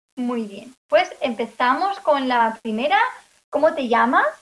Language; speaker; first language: Spanish; native; Spanish